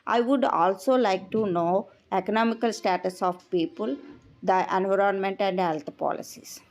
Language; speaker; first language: English; non-native, local second language; Telugu